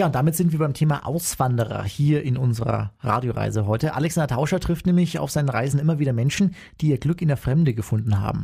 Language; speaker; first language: German; native; German